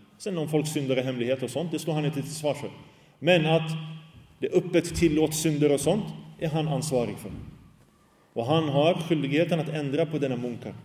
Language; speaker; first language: Swedish; early bilingual, other home language; Arabic